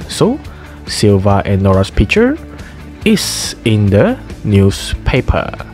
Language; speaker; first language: English; non-native, local second language; Malay